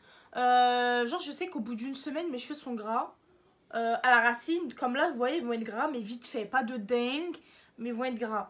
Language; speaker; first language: French; native; French